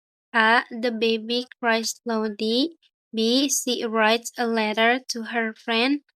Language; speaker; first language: English; non-native, learner; Indonesian